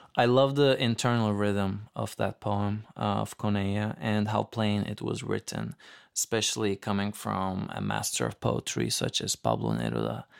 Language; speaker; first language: English; non-native, fluent; Turkish